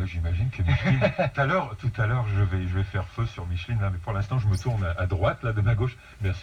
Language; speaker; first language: French; native; French